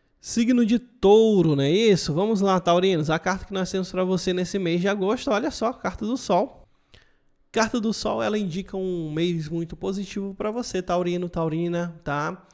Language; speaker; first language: Portuguese; native; Portuguese